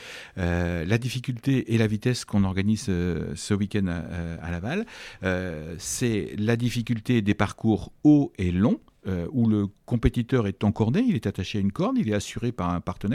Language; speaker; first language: French; native; French